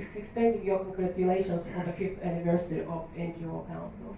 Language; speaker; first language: English; non-native, fluent; Azerbaijani